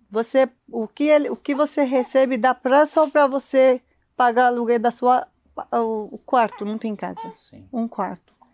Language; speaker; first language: Portuguese; non-native, learner; Arabic